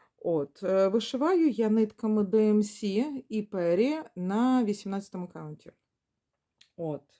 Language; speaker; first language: Ukrainian; non-native, local second language; Russian